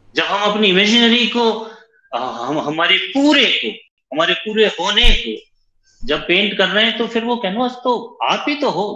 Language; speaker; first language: Hindi; native; Hindi